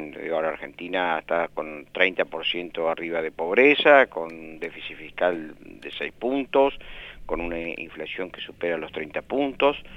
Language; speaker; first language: Spanish; native; Spanish